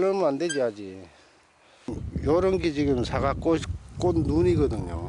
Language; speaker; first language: Korean; native; Korean